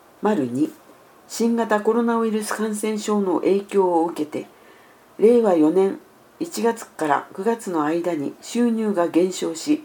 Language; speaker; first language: Japanese; native; Japanese